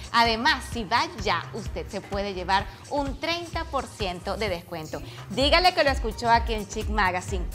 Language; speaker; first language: Spanish; native; Spanish